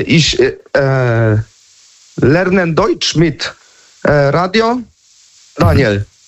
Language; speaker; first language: German; non-native, learner; Polish